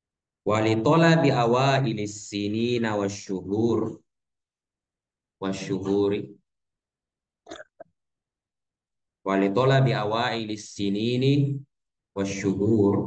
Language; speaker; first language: Arabic; non-native, fluent; Indonesian